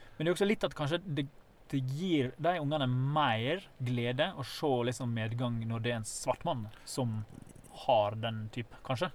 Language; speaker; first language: Norwegian; native; Norwegian